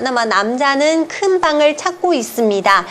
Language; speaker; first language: Korean; non-native, fluent; Chinese